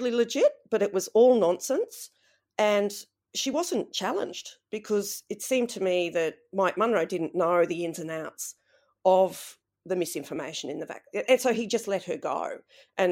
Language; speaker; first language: English; native; English